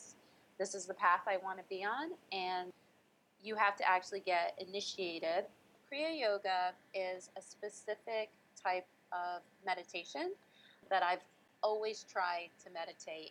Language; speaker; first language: English; native; English